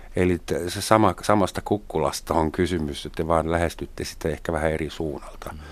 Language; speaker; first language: Finnish; non-native, fluent; German